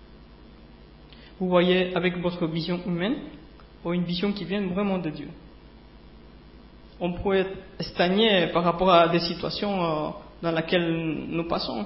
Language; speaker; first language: French; native; French